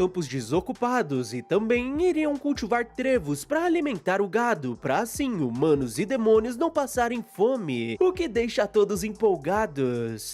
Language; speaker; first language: Portuguese; native; Portuguese